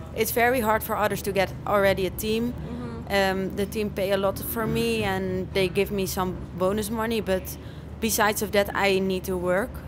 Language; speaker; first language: English; non-native, fluent; Dutch